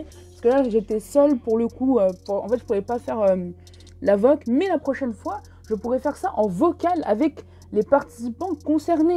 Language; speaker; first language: French; native; French